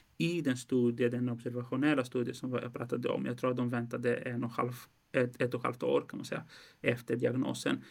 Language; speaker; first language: Swedish; non-native, fluent; Greek